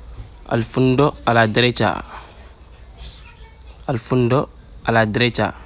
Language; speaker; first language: Spanish; non-native, fluent; Wolof